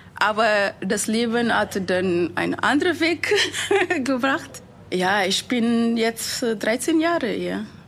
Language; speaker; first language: German; non-native, fluent; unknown